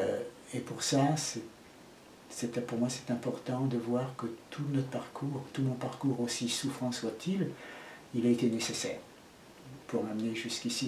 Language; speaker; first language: French; native; French